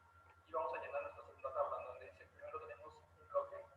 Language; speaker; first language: Spanish; native; Spanish